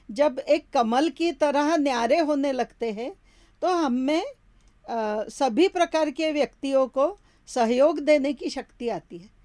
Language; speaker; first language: Hindi; non-native, local second language; Marathi